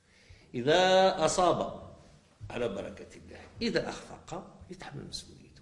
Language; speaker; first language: Arabic; native; Arabic